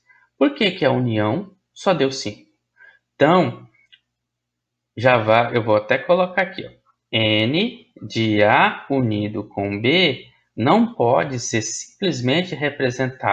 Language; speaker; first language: Portuguese; native; Portuguese